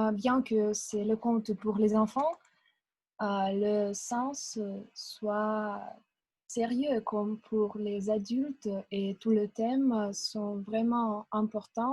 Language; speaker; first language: French; non-native, learner; Russian